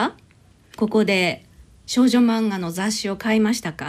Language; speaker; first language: Japanese; native; Japanese